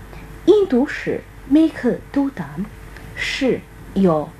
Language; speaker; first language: Chinese; non-native, fluent; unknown